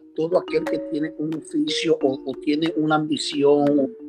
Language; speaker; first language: Spanish; early bilingual, heritage; Spanish